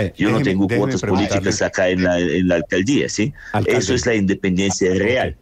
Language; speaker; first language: Spanish; non-native, fluent; Russian